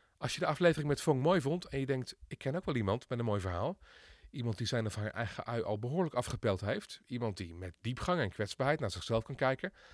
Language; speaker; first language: Dutch; native; Dutch